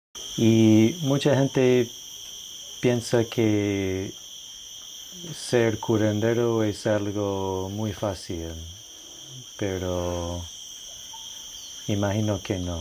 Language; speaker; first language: Spanish; non-native, fluent; English